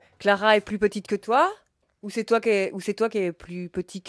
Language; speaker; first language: French; native; French